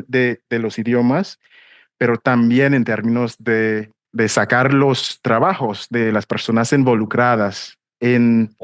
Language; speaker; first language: Spanish; non-native, fluent; English